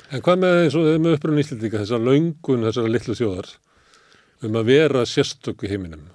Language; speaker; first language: Icelandic; native; Icelandic